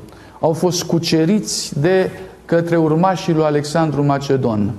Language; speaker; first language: Romanian; native; Romanian